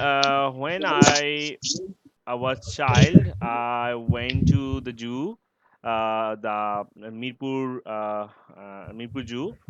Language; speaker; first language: English; non-native, learner; Bangla